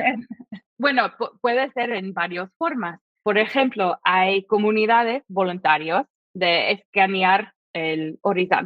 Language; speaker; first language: Spanish; non-native, fluent; English